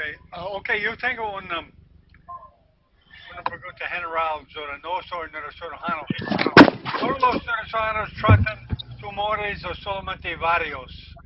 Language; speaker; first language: Spanish; non-native, learner; English